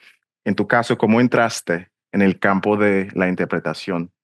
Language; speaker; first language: Spanish; non-native, fluent; English